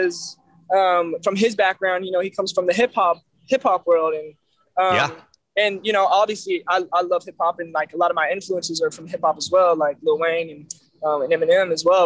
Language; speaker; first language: English; native; English